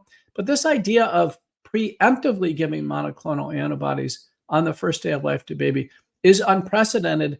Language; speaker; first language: English; native; English